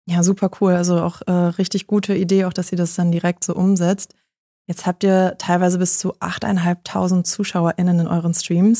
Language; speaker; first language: German; native; German